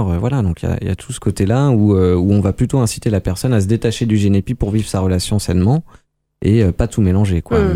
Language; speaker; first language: French; native; French